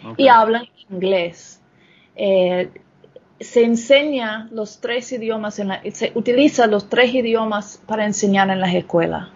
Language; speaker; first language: Spanish; non-native, fluent; English